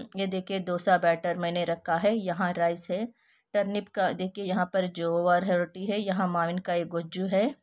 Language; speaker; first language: Hindi; non-native, local second language; Kannada